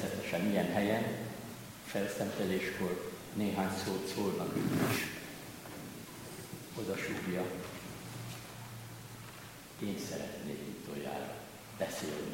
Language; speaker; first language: Hungarian; native; Hungarian